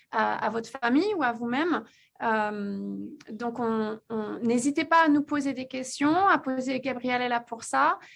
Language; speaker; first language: French; native; French